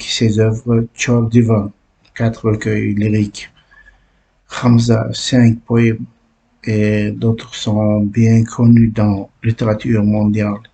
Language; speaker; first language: French; non-native, learner; Uzbek